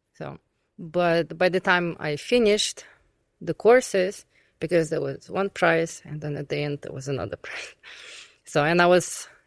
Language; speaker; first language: English; non-native, fluent; Russian